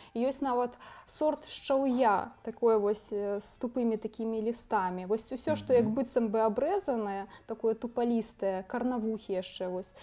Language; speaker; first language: Belarusian; native; Belarusian